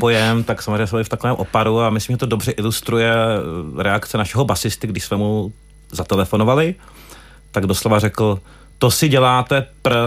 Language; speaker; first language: Czech; native; Czech